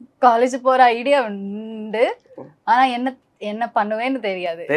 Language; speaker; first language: Tamil; non-native, learner; Malayalam